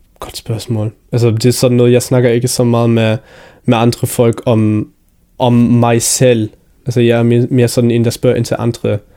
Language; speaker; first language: Danish; early bilingual, heritage; Danish